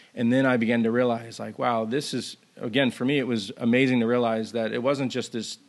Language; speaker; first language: English; native; English